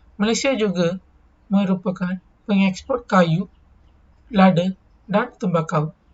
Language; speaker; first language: Malay; non-native, local second language; Tamil